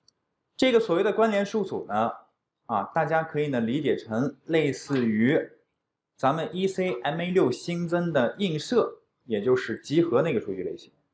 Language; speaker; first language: Chinese; native; Chinese